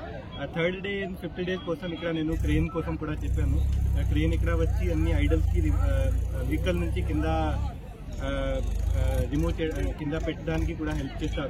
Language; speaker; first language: Telugu; non-native, fluent; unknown